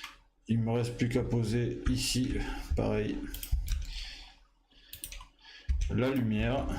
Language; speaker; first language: French; native; French